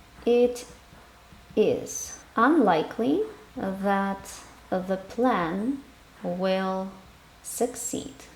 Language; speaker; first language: English; non-native, fluent; Ukrainian